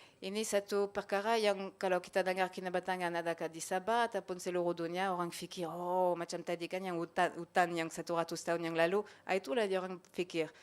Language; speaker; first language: Malay; non-native, fluent; French